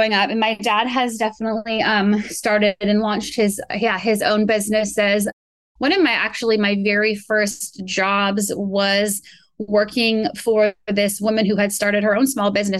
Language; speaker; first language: English; native; English